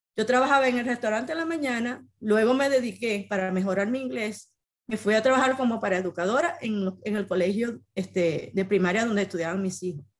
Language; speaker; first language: Spanish; native; Spanish